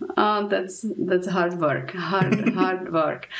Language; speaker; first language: English; non-native, fluent; Czech